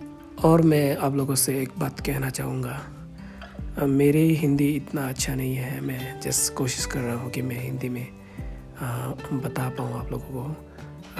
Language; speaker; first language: Hindi; non-native, learner; Tibetan